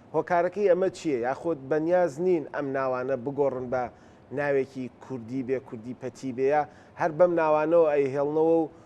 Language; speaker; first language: Central Kurdish; native; Central Kurdish